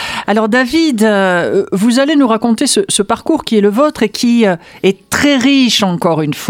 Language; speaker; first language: French; native; French